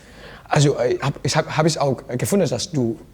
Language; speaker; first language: German; non-native, learner; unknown